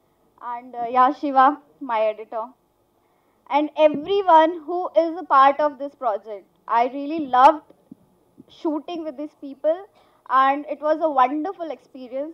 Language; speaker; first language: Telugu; non-native, learner; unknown